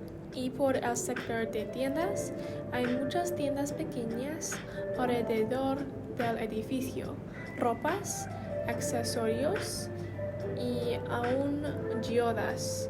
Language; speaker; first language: Spanish; non-native, learner; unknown